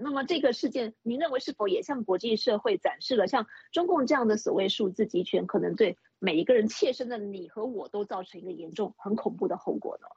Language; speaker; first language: Chinese; native; Chinese